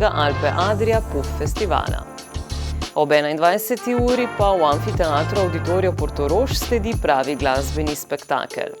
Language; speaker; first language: Slovenian; native; Slovenian